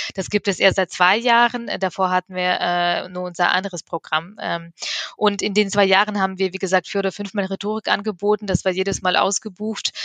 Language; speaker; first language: German; early bilingual, other home language; Russian